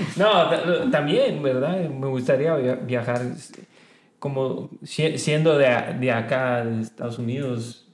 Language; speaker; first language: Spanish; early bilingual, heritage; Spanish